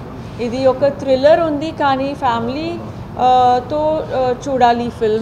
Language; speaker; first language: Telugu; non-native, fluent; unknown